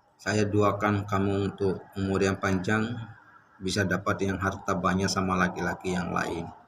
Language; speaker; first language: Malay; non-native, learner; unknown